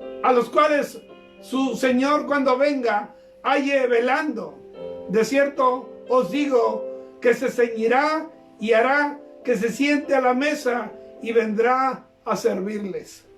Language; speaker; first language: Spanish; native; Spanish